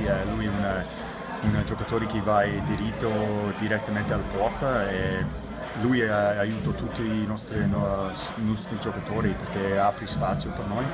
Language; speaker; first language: Italian; non-native, learner; English